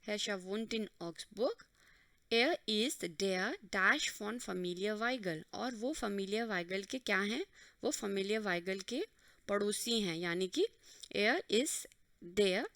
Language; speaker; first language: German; non-native, fluent; Hindi